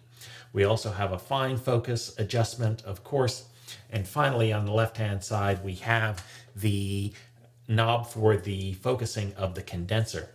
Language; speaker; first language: English; native; English